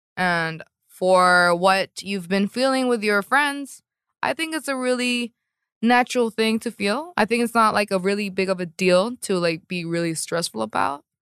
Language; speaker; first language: English; non-native, fluent; Korean